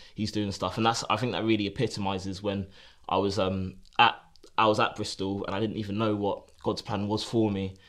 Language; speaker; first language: English; native; English